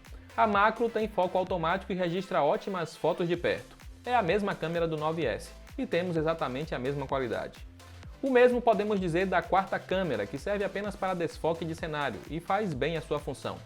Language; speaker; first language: Portuguese; native; Portuguese